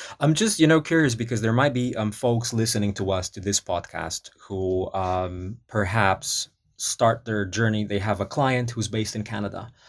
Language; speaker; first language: English; non-native, fluent; Polish